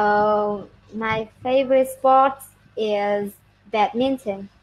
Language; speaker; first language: English; non-native, learner; Vietnamese